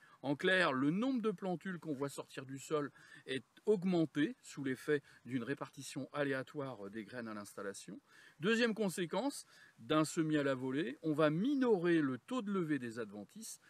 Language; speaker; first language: French; native; French